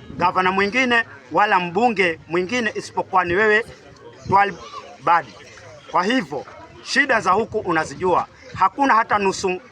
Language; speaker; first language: Swahili; native; Swahili